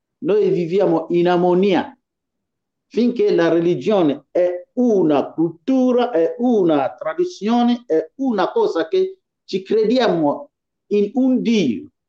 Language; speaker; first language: Italian; non-native, fluent; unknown